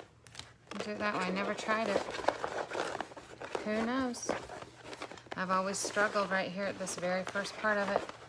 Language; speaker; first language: English; native; English